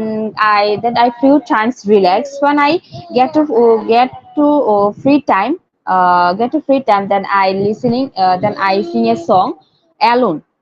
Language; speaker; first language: English; non-native, learner; Bangla